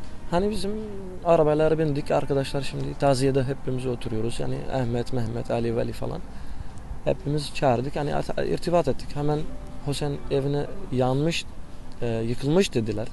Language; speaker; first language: Turkish; non-native, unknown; Arabic